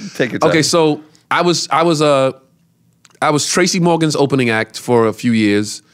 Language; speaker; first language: English; native; English